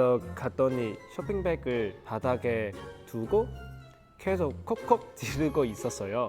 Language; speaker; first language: Korean; non-native, fluent; Cantonese